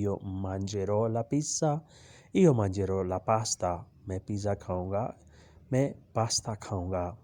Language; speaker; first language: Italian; non-native, learner; Urdu